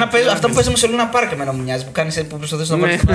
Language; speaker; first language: Greek; native; Greek